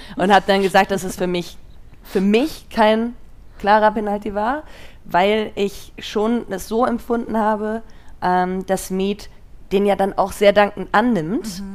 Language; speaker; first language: German; native; German